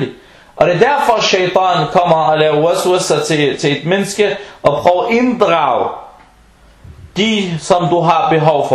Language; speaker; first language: Danish; early bilingual, other home language; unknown